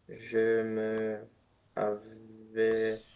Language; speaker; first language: French; non-native, learner; Romanian